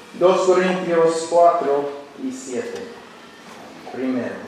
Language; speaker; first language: Spanish; non-native, learner; English